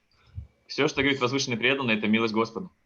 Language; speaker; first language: Russian; native; Russian